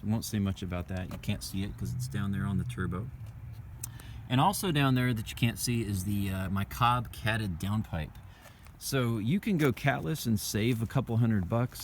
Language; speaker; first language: English; native; English